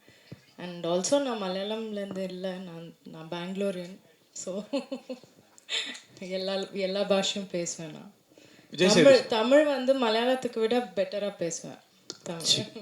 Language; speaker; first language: Tamil; non-native, local second language; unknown